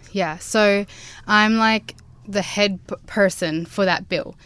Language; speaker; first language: English; native; English